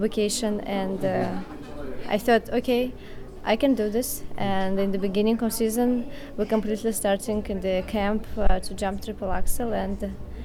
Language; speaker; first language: English; non-native, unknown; Russian